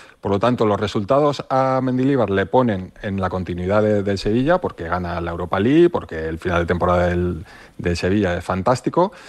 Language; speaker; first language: Spanish; native; Spanish